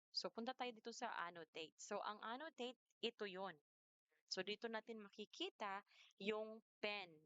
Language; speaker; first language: Filipino; non-native, local second language; Cebuano